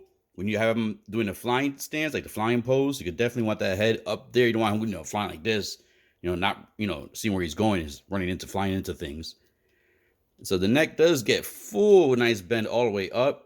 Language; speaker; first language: English; native; English